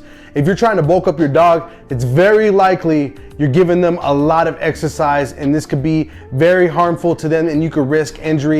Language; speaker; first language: English; native; English